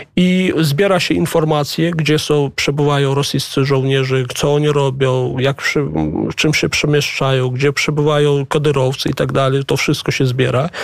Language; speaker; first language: Polish; non-native, fluent; Chechen